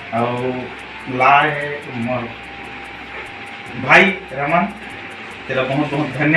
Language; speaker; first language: Hindi; non-native, local second language; Chhattisgarhi